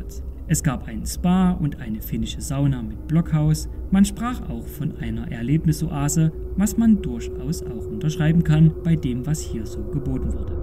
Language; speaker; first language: German; native; German